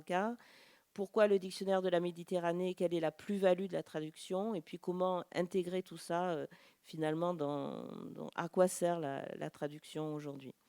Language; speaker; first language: French; native; French